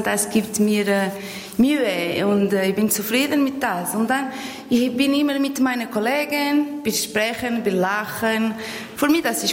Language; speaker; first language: German; non-native, learner; Portuguese